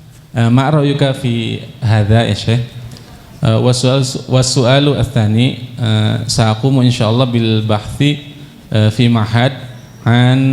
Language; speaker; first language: Arabic; non-native, fluent; Indonesian